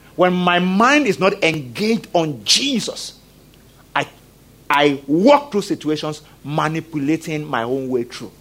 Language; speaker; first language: English; non-native, local second language; Yoruba